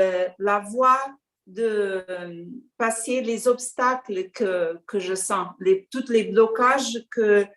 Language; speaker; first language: French; non-native, learner; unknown